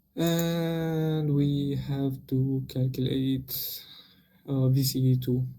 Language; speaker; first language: English; non-native, fluent; Romanian